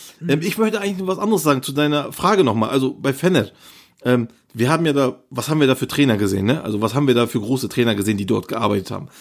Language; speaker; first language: German; early bilingual, other home language; Turkish